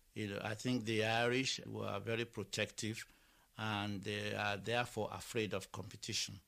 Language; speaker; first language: English; non-native, local second language; Yoruba